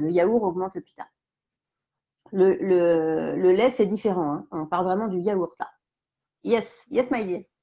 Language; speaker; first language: French; native; French